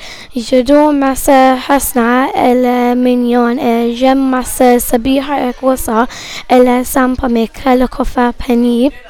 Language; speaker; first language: French; non-native, learner; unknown